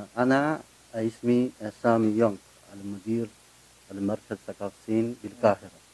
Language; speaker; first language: Egyptian Arabic; non-native, fluent; Chinese